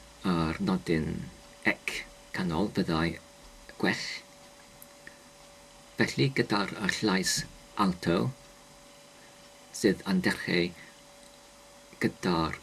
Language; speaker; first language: Welsh; non-native, learner; English